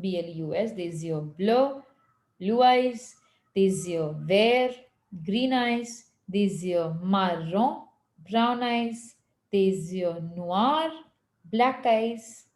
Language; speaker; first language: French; non-native, fluent; Hindi